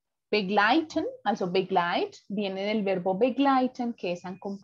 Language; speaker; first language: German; non-native, fluent; Spanish